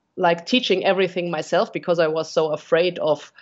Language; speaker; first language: English; non-native, fluent; German